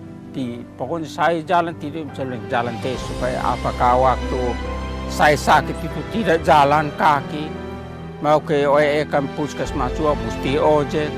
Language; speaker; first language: Indonesian; non-native, local second language; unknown